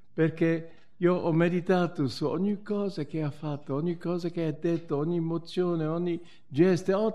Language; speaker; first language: Italian; non-native, fluent; English